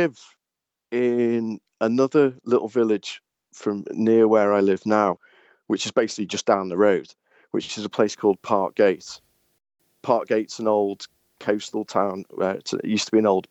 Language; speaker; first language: English; native; English